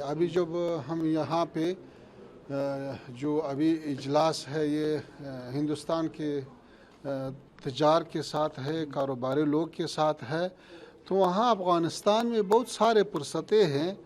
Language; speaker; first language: Hindi; non-native, learner; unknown